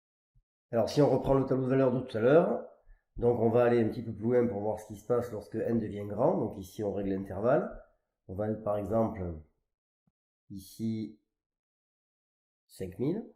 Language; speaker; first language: French; native; French